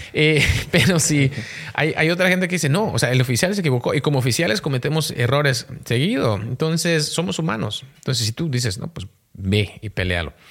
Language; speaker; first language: Spanish; native; Spanish